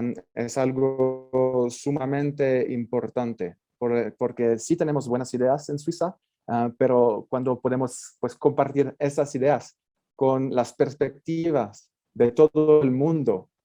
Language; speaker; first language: Spanish; non-native, fluent; French